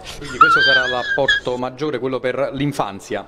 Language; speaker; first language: Italian; native; Italian